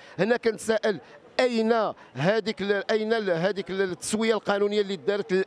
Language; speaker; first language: Arabic; native; Arabic